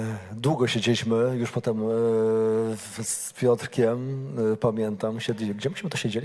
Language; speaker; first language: Polish; native; Polish